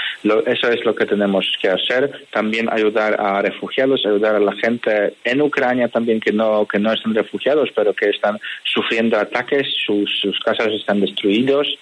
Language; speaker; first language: Spanish; non-native, fluent; Polish